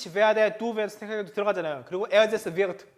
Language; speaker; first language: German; non-native, fluent; Korean